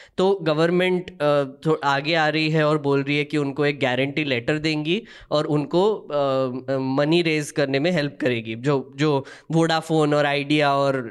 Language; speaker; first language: Hindi; non-native, local second language; Marathi